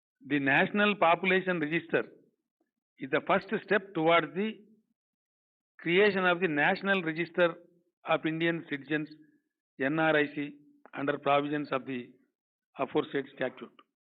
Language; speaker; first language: English; non-native, local second language; Telugu